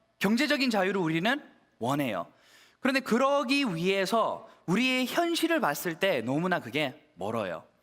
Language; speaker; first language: Korean; early bilingual, heritage; Korean